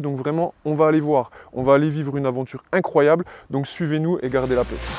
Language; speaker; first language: French; native; French